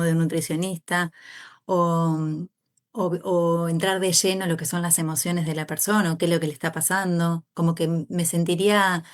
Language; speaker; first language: Spanish; native; Spanish